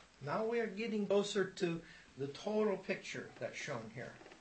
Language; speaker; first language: English; native; English